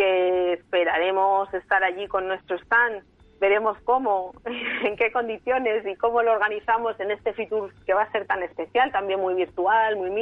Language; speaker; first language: Spanish; native; Spanish